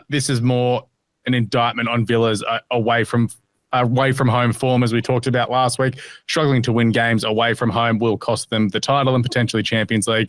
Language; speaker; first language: English; native; English